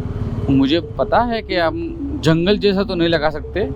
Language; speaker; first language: Hindi; native; Hindi